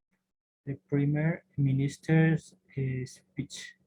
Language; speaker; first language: English; non-native, learner; Spanish